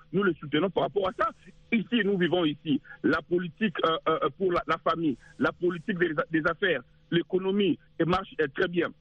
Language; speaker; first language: French; non-native, local second language; Lingala